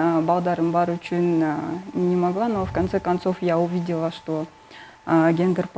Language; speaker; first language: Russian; non-native, local second language; Kyrgyz